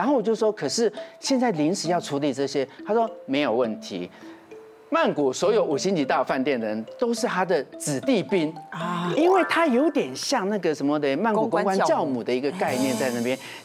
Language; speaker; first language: Chinese; native; Chinese